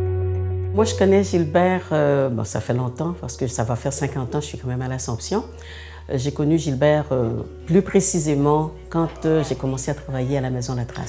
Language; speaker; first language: French; native; French